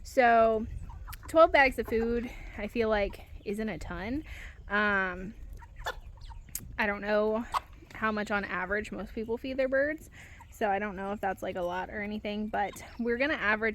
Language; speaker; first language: English; native; English